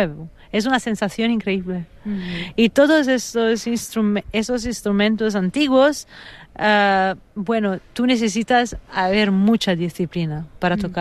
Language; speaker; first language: Spanish; non-native, fluent; Italian